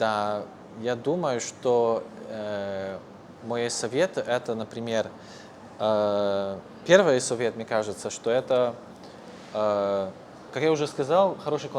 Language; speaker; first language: Russian; non-native, fluent; Polish